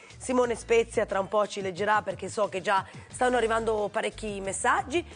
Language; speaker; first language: Italian; native; Italian